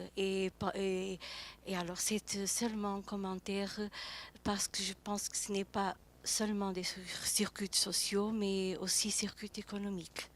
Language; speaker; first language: French; non-native, fluent; Portuguese